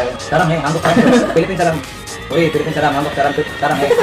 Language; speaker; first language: Korean; non-native, learner; Filipino